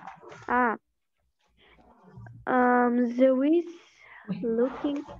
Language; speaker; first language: English; non-native, learner; Russian